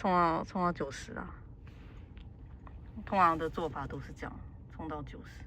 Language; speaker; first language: Chinese; native; Chinese